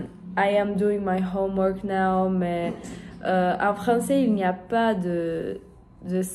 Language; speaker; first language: French; non-native, learner; Portuguese